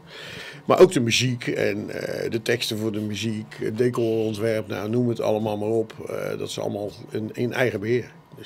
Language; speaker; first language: Dutch; native; Dutch